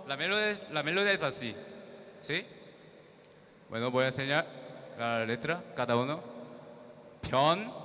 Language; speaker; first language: Spanish; non-native, learner; Korean